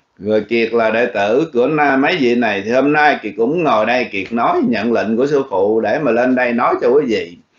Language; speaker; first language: Vietnamese; early bilingual, heritage; Vietnamese